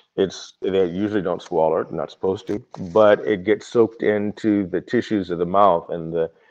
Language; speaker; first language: English; native; English